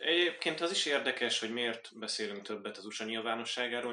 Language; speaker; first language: Hungarian; native; Hungarian